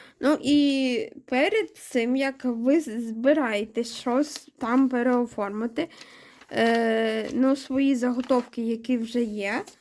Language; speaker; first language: Ukrainian; non-native, local second language; Russian